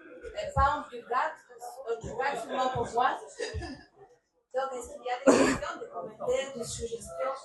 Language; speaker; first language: French; non-native, learner; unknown